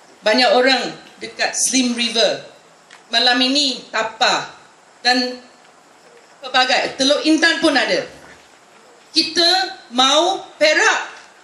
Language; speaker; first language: Malay; non-native, local second language; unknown